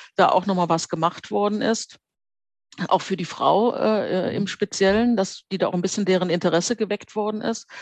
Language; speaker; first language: German; native; German